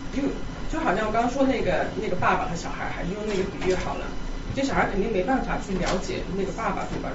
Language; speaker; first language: Chinese; native; Chinese